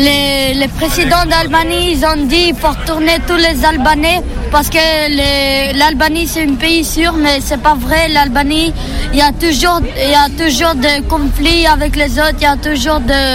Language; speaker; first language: French; non-native, learner; Albanian